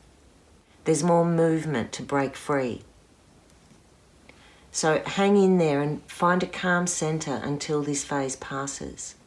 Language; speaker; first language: English; native; English